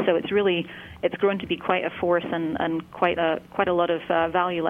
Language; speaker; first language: English; native; English